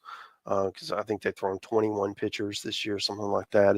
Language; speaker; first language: English; native; English